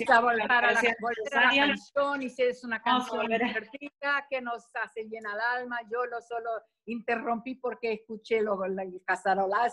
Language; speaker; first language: Spanish; non-native, fluent; Portuguese